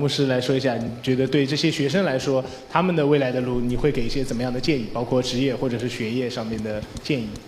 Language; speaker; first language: Chinese; native; Chinese